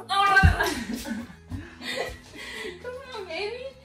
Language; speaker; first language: Spanish; early bilingual, heritage; Spanish